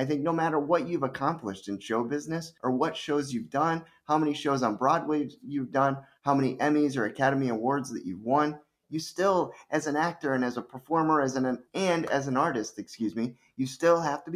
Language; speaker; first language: English; native; English